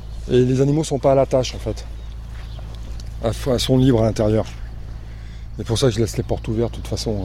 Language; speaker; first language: French; native; French